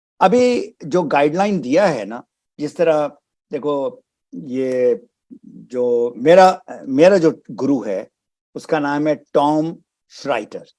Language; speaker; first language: Urdu; native; Urdu